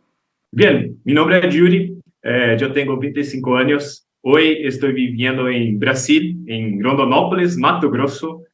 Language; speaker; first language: Spanish; non-native, learner; Portuguese